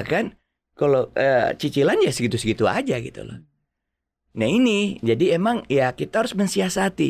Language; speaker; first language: Indonesian; native; Indonesian